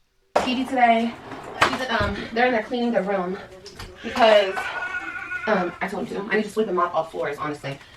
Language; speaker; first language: English; native; English